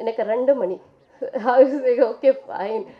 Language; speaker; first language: Tamil; non-native, fluent; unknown